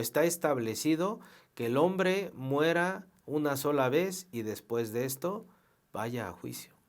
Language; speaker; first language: Spanish; native; Spanish